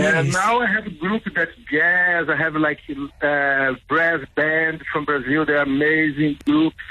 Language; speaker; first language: English; non-native, fluent; Portuguese